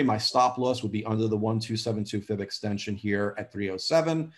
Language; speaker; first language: English; native; English